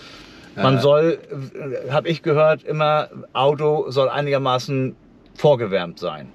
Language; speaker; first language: German; native; German